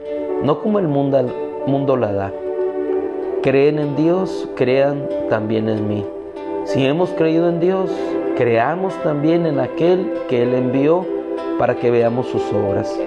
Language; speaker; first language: Spanish; native; Spanish